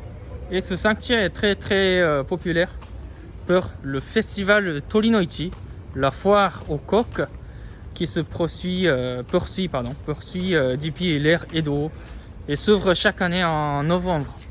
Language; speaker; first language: French; non-native, fluent; Japanese